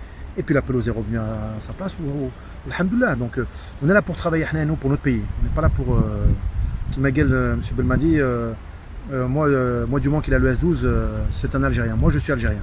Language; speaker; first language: French; non-native, local second language; Arabic